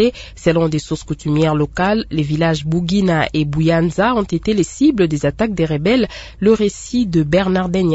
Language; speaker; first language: French; non-native, local second language; Lingala